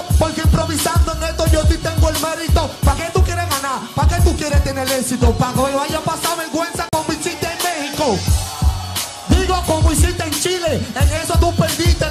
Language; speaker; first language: Spanish; native; Spanish